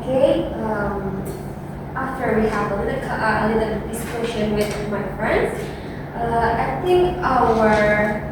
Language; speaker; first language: English; non-native, learner; Indonesian